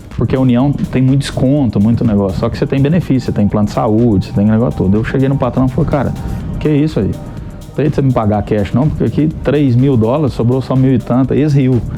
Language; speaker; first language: Portuguese; native; Portuguese